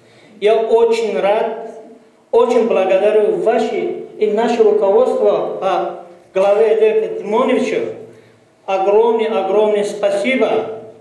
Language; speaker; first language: Russian; non-native, learner; Tajik